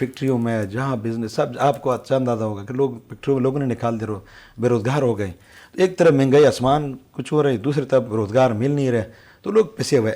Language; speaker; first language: Urdu; non-native, local second language; Pashto